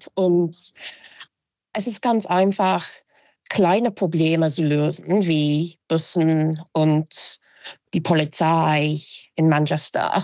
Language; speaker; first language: German; non-native, fluent; English